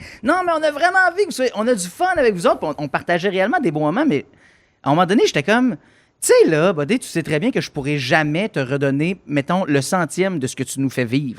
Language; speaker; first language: French; native; French